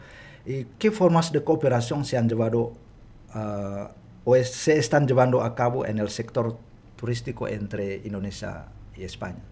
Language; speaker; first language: Spanish; non-native, fluent; Indonesian